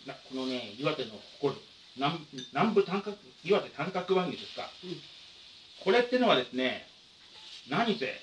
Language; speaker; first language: Japanese; native; Japanese